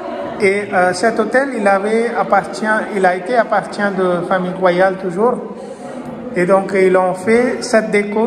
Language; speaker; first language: French; non-native, fluent; Hindi